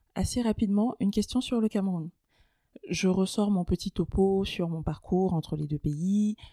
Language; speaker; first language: French; native; French